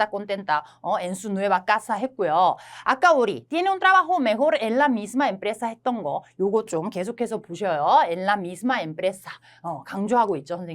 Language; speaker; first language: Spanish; non-native, fluent; Korean